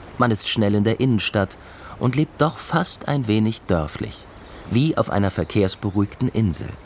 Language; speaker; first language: German; native; German